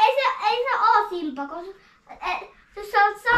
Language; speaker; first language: Finnish; early bilingual, other home language; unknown